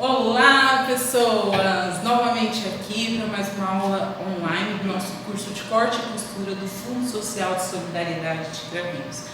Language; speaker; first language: Portuguese; native; Portuguese